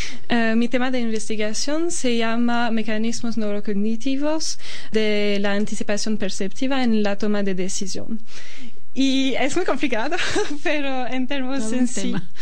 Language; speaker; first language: Spanish; non-native, fluent; Albanian